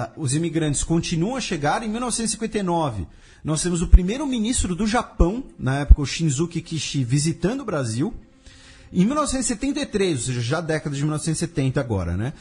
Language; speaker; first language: Portuguese; native; Portuguese